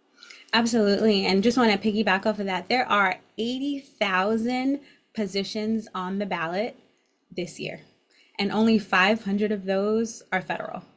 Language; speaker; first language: English; native; English